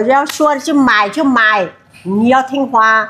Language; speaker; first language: Chinese; non-native, learner; Vietnamese